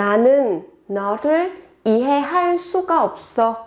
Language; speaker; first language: Korean; non-native, fluent; Vietnamese